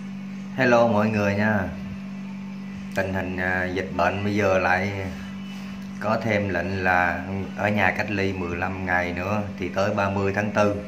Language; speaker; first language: Vietnamese; native; Vietnamese